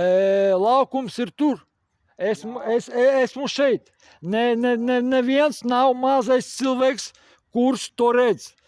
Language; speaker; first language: Latvian; non-native, local second language; Russian